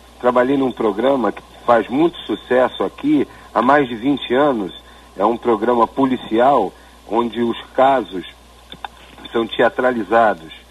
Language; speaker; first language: Portuguese; native; Portuguese